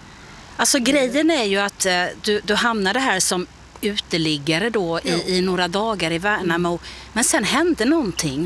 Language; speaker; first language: Swedish; native; Swedish